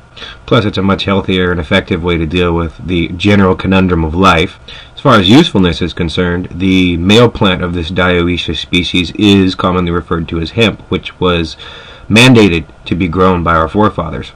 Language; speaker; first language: English; native; English